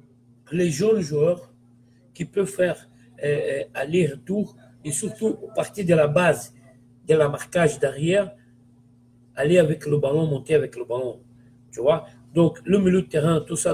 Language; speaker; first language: French; non-native, fluent; Portuguese